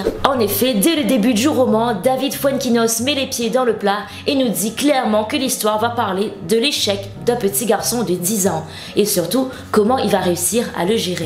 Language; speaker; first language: French; native; French